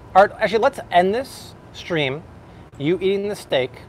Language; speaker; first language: English; native; English